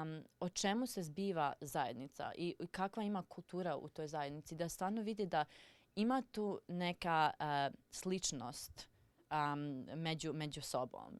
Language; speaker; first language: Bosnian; early bilingual, heritage; Serbian